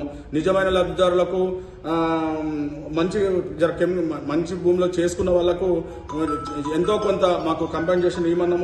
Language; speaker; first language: Telugu; native; Telugu